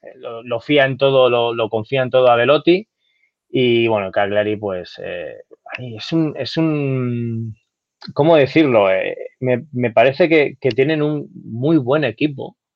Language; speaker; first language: Spanish; native; Spanish